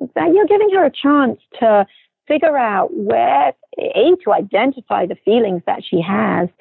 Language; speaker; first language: English; native; English